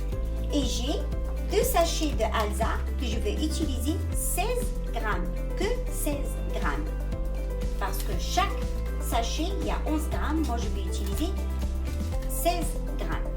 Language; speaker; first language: French; non-native, local second language; Arabic